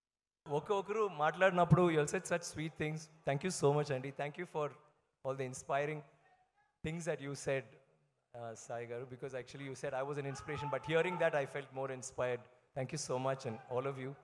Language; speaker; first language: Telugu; non-native, learner; Tamil